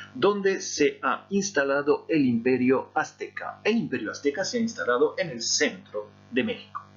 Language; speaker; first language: Spanish; non-native, fluent; French